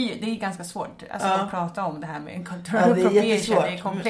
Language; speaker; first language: Swedish; native; Swedish